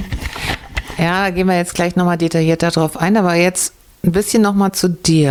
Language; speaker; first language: German; native; German